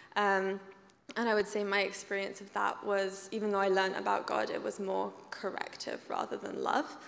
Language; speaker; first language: English; native; English